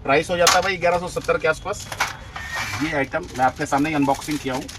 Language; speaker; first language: Hindi; non-native, local second language; Bangla